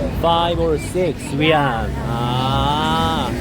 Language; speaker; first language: English; non-native, learner; Korean